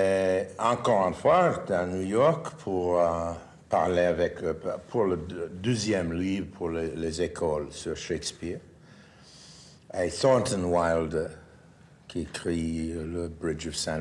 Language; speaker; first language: French; non-native, fluent; English